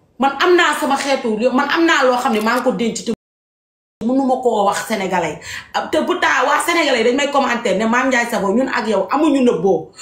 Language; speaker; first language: Wolof; native; Wolof